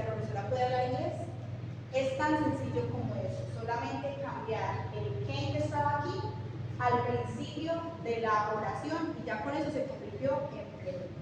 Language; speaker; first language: Spanish; non-native, fluent; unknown